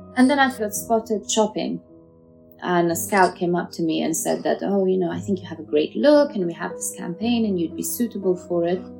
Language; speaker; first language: English; non-native, local second language; Persian